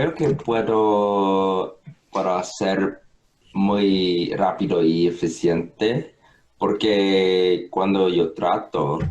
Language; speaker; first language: Spanish; non-native, learner; English